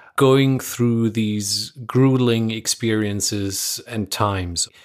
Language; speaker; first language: English; non-native, fluent; Persian